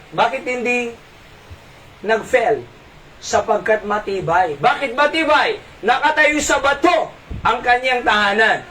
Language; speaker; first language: Filipino; non-native, local second language; Iloko